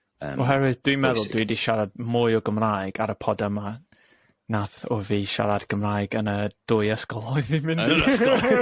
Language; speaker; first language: Welsh; non-native, local second language; English